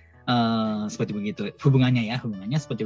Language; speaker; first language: Indonesian; non-native, fluent; Japanese